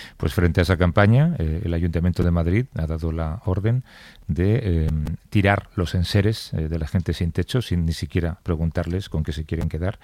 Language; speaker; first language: Spanish; native; Spanish